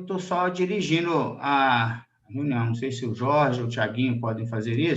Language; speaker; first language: Portuguese; native; Portuguese